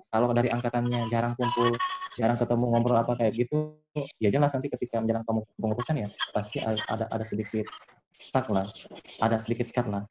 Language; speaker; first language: Indonesian; native; Indonesian